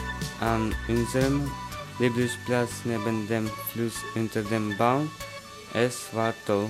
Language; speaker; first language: German; non-native, learner; French